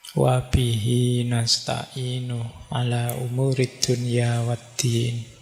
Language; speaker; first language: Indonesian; native; Indonesian